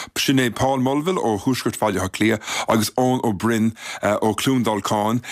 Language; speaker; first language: Irish; native; Irish